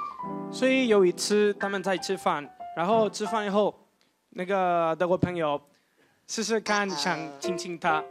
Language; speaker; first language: Chinese; non-native, fluent; Spanish